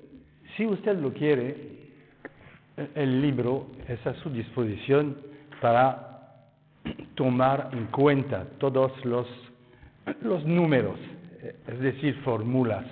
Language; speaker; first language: Spanish; non-native, fluent; French